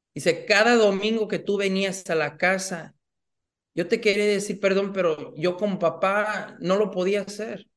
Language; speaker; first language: Spanish; early bilingual, heritage; Spanish